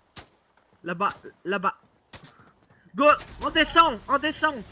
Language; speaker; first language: French; native; French